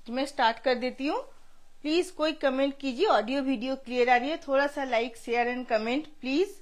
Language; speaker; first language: Hindi; non-native, local second language; Bangla